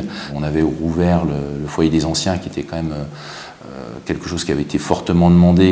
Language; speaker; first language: French; native; French